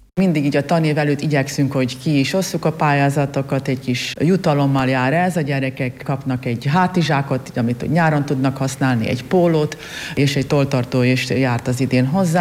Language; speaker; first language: Hungarian; native; Hungarian